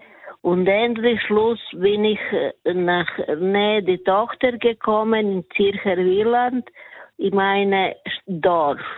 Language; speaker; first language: German; non-native, fluent; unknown